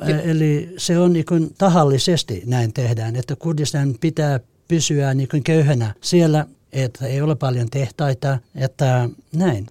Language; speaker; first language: Finnish; non-native, fluent; Kurdish